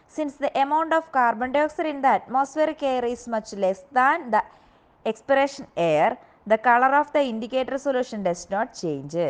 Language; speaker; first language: English; non-native, local second language; Malayalam